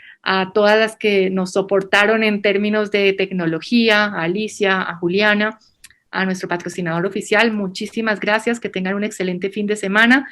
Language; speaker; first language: Spanish; native; Spanish